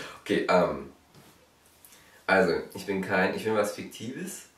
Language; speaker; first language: German; native; German